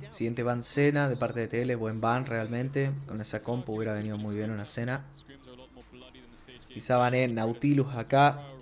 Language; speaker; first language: Spanish; native; Spanish